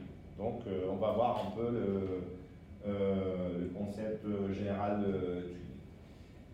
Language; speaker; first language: French; non-native, fluent; Spanish